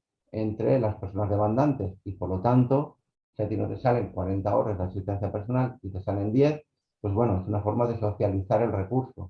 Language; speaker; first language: Spanish; native; Spanish